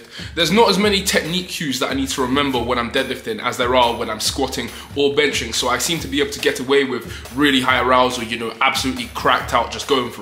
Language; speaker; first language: English; native; English